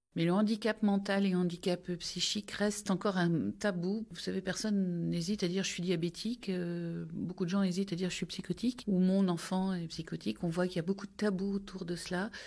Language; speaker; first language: French; native; French